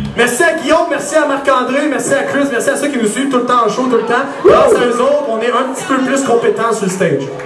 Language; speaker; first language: French; native; French